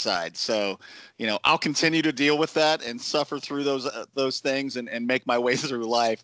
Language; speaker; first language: English; native; English